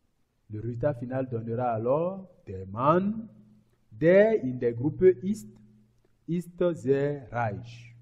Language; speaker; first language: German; non-native, fluent; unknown